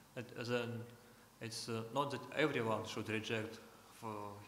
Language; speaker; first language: English; non-native, learner; Russian